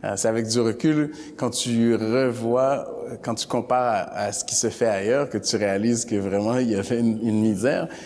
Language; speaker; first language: French; early bilingual, other home language; Haitian Creole